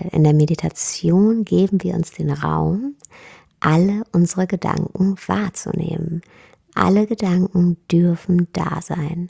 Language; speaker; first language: German; native; German